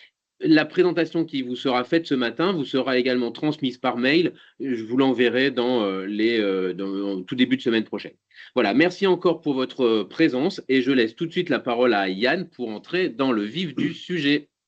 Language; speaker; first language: French; native; French